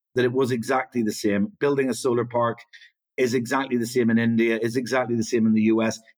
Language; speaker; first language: English; native; English